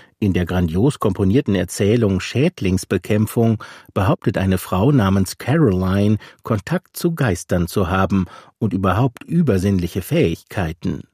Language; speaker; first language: German; native; German